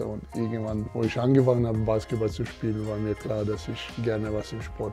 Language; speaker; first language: German; non-native, fluent; Serbian